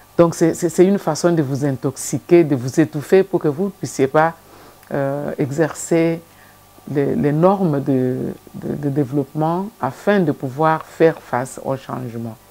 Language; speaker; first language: French; non-native, local second language; Lingala